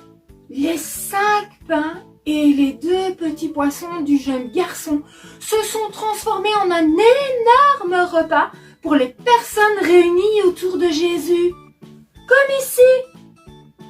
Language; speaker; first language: French; native; French